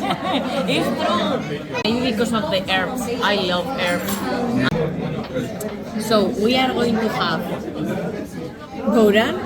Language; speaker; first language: English; non-native, learner; Spanish